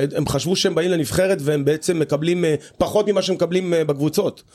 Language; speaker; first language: Hebrew; native; Hebrew